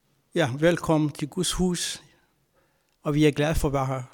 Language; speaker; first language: Danish; non-native, fluent; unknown